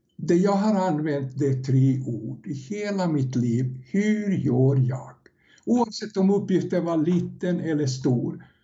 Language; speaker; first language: Swedish; non-native, fluent; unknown